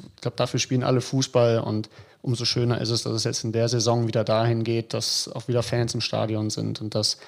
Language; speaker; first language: German; native; German